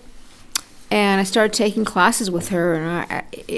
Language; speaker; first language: English; native; English